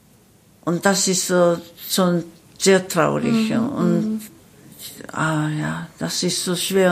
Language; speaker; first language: German; non-native, learner; Korean